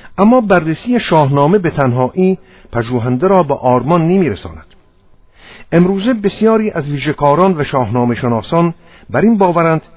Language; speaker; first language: Persian; non-native, local second language; Armenian